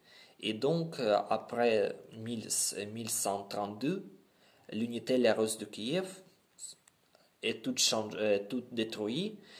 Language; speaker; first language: French; non-native, learner; Ukrainian